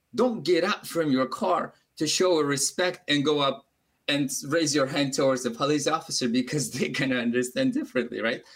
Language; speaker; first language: English; non-native, fluent; Uzbek